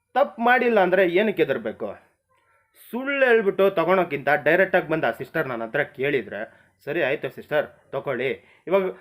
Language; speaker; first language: Kannada; non-native, local second language; Marathi